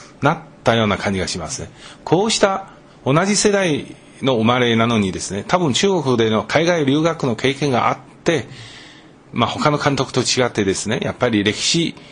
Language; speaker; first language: Japanese; non-native, fluent; Chinese